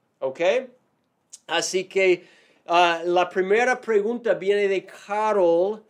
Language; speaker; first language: Spanish; non-native, fluent; English